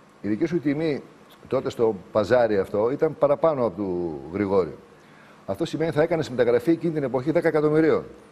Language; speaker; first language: Greek; native; Greek